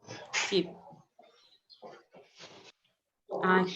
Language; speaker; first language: Italian; native; Italian